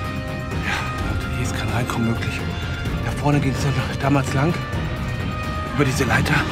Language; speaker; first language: German; native; German